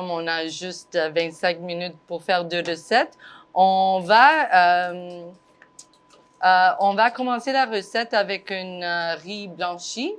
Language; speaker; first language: French; non-native, fluent; English